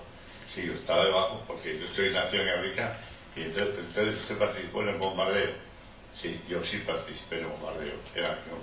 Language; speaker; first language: Spanish; non-native, local second language; Basque